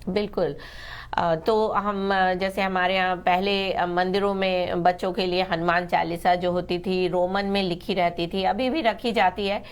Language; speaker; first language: Hindi; native; Hindi